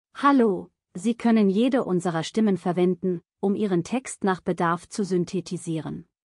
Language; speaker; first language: German; non-native, learner; Spanish